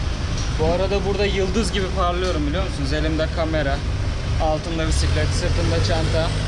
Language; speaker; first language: Turkish; native; Turkish